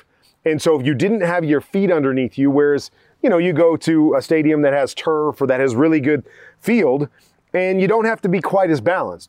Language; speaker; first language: English; native; English